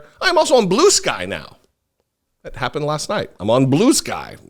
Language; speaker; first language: English; native; English